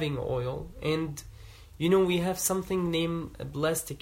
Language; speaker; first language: English; non-native, learner; Arabic